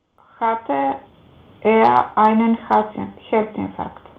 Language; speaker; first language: German; non-native, learner; Macedonian